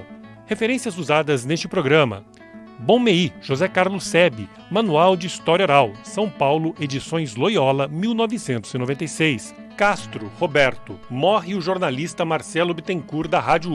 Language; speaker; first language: Portuguese; native; Portuguese